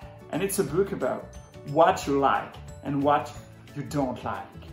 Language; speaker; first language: English; non-native, fluent; French